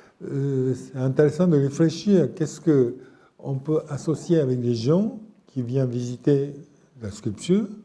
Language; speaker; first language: French; non-native, fluent; Japanese